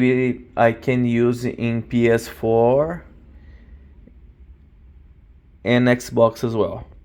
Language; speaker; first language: English; non-native, learner; Portuguese